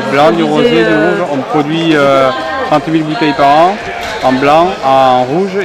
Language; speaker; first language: French; native; French